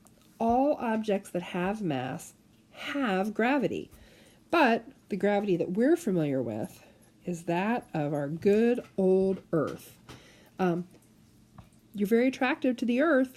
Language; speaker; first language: English; native; English